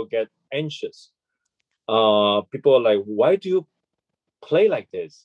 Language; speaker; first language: English; non-native, local second language; Chinese